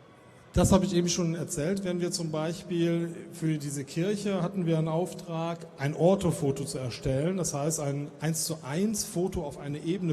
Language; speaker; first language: German; native; German